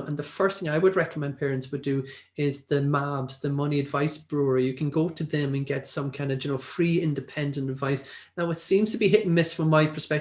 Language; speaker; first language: English; native; English